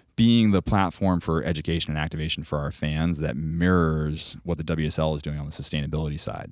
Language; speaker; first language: English; native; English